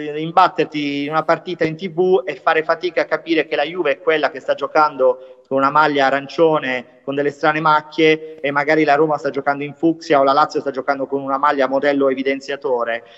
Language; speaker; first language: Italian; native; Italian